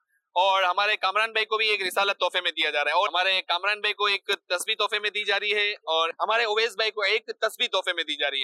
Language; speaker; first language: Urdu; native; Urdu